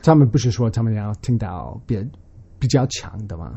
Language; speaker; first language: Chinese; early bilingual, heritage; Chinese